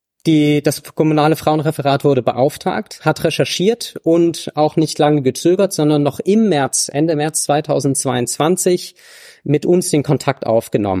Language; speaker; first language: German; native; German